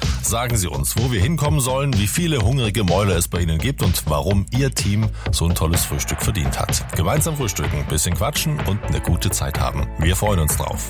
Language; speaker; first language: German; native; German